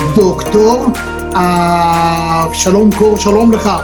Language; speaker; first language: Hebrew; non-native, fluent; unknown